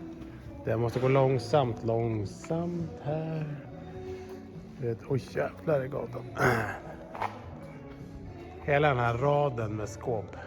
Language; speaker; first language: Swedish; native; Swedish